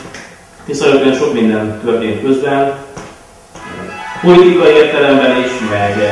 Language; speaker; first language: Hungarian; native; Hungarian